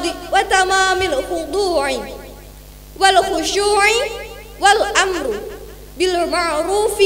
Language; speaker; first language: Arabic; non-native, learner; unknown